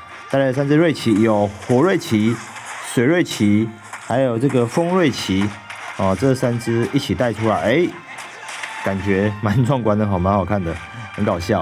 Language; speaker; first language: Chinese; native; Chinese